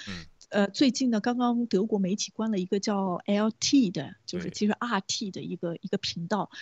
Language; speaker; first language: Chinese; native; Chinese